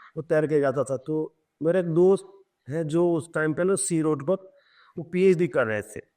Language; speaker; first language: Hindi; native; Hindi